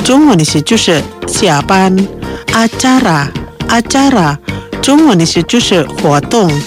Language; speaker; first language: Chinese; non-native, local second language; Indonesian